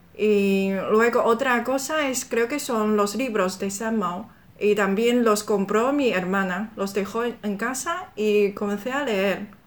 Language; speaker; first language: Spanish; non-native, fluent; Chinese